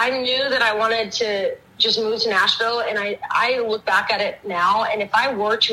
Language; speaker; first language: English; native; English